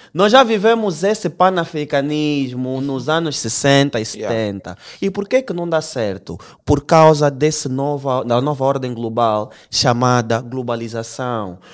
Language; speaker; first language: Portuguese; native; Portuguese